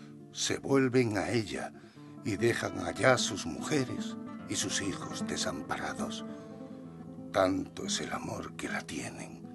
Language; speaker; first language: Spanish; native; Spanish